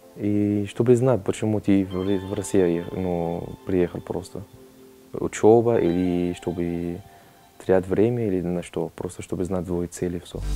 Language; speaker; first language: Russian; non-native, learner; Arabic